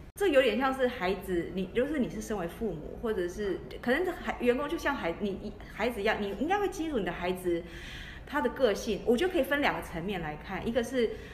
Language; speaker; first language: Chinese; native; Chinese